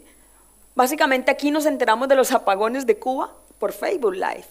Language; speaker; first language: Spanish; native; Spanish